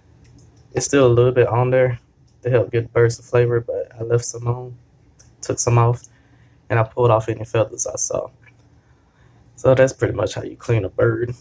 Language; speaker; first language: English; native; English